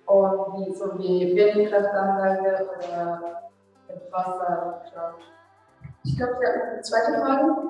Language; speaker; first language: German; non-native, fluent; Japanese